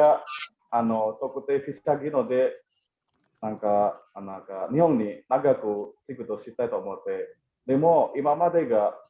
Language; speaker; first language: Japanese; non-native, learner; Indonesian